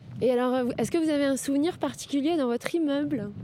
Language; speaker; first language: French; native; French